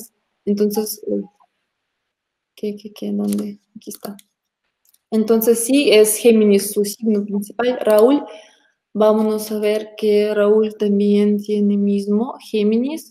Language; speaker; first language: Spanish; non-native, fluent; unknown